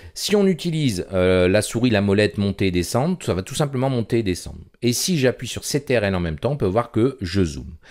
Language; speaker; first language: French; native; French